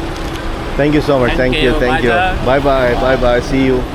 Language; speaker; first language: English; non-native, local second language; Urdu